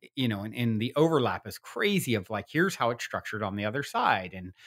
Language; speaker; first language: English; native; English